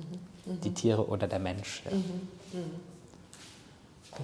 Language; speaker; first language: German; native; German